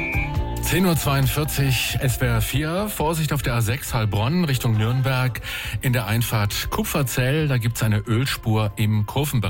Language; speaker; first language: German; native; German